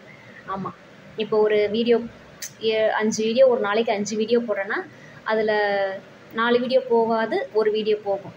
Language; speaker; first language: Tamil; native; Tamil